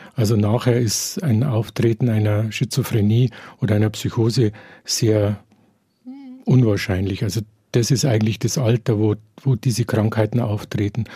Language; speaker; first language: German; native; German